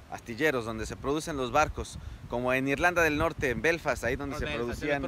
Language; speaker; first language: Spanish; native; Spanish